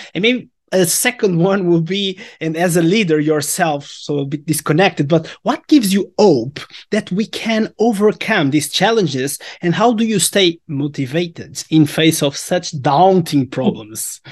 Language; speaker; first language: English; non-native, fluent; Portuguese